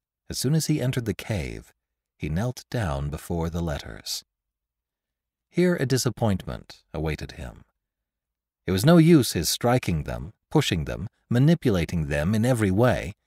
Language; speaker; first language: English; native; English